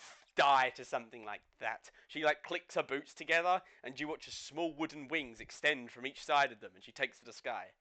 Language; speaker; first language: English; native; English